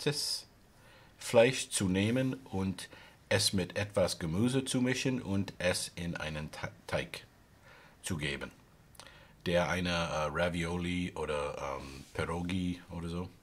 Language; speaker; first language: German; non-native, learner; English